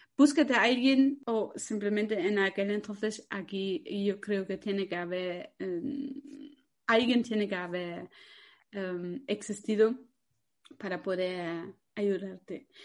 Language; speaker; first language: Spanish; non-native, fluent; German